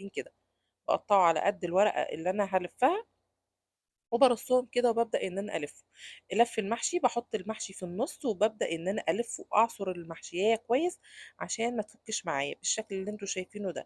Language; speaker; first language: Arabic; native; Arabic